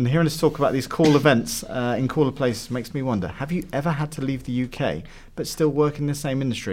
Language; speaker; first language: English; native; English